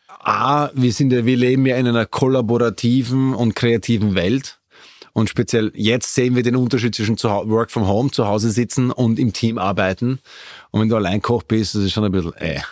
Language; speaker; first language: German; native; German